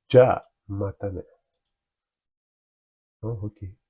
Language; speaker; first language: Japanese; non-native, learner; Turkish